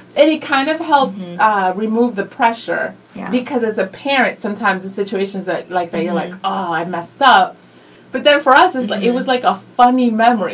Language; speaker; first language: English; native; English